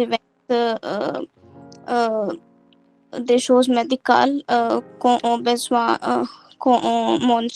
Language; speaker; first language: French; non-native, learner; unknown